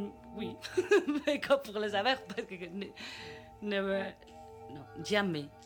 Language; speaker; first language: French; non-native, learner; Spanish